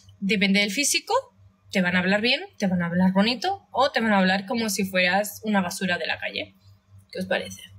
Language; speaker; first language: Spanish; early bilingual, other home language; Russian